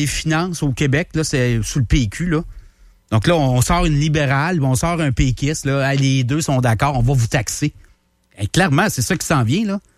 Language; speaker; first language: French; native; French